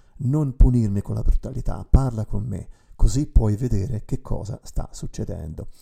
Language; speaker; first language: Italian; native; Italian